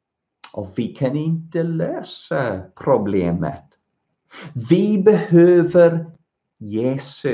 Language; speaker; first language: Swedish; non-native, fluent; English